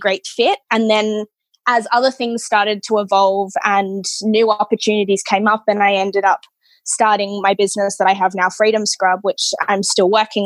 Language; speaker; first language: English; native; English